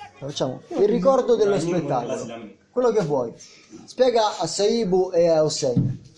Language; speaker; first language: Italian; native; Italian